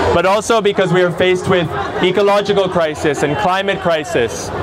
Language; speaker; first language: English; native; English